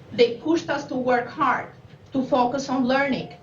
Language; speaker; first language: English; non-native, fluent; Albanian